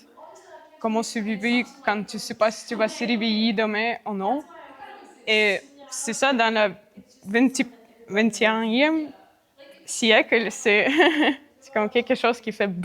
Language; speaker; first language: French; non-native, learner; Ukrainian